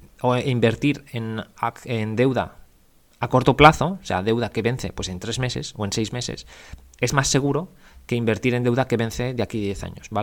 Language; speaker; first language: Spanish; native; Spanish